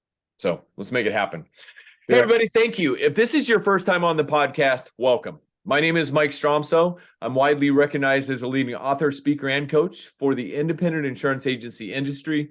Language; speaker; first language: English; native; English